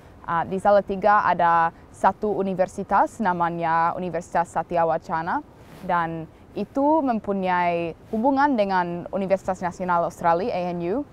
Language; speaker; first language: Indonesian; non-native, fluent; English